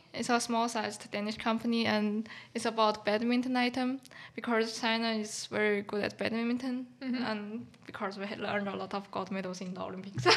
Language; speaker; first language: English; non-native, fluent; Chinese